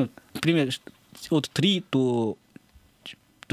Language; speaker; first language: Russian; non-native, learner; Chinese